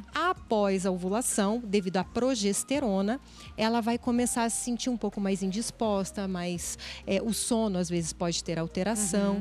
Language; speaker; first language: Portuguese; native; Portuguese